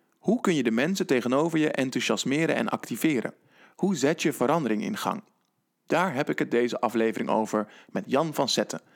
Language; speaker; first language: Dutch; native; Dutch